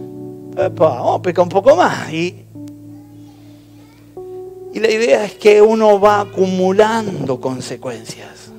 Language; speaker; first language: Spanish; native; Spanish